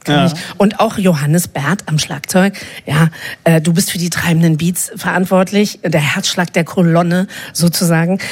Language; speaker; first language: German; native; German